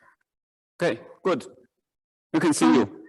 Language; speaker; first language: English; non-native, learner; Chinese